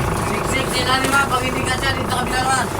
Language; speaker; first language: Filipino; native; Filipino